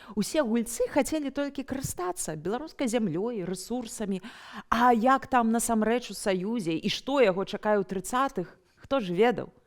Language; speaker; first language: Belarusian; native; Belarusian